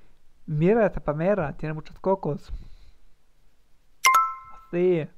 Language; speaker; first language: Spanish; non-native, learner; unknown